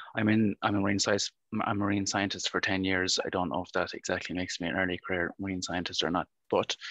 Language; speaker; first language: English; native; English